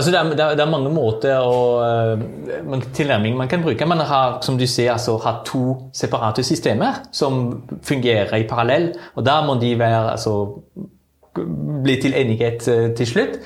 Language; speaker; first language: Norwegian; non-native, fluent; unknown